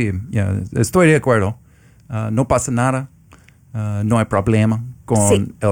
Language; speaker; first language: Spanish; non-native, learner; English